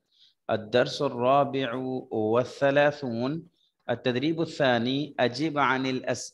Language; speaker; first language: Arabic; non-native, fluent; Urdu